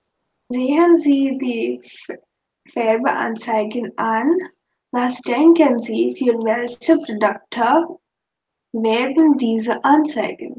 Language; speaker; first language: German; non-native, fluent; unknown